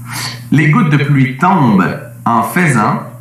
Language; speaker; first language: French; native; French